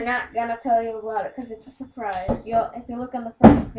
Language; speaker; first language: English; native; English